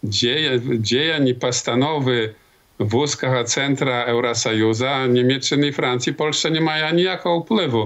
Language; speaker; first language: Polish; non-native, local second language; Belarusian